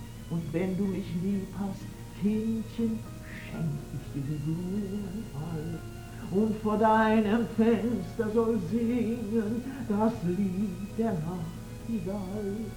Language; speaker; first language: German; native; German